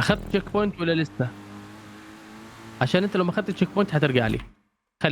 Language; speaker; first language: Arabic; native; Arabic